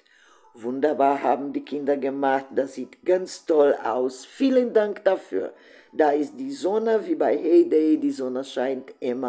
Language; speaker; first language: German; non-native, fluent; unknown